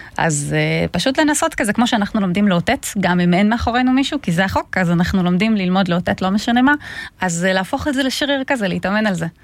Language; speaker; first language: Hebrew; non-native, fluent; Russian